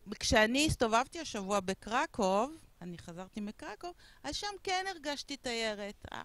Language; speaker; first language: Hebrew; non-native, fluent; Spanish